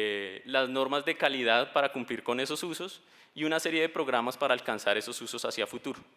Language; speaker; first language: Spanish; native; Spanish